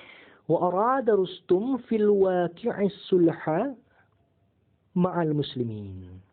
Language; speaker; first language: Arabic; non-native, fluent; Indonesian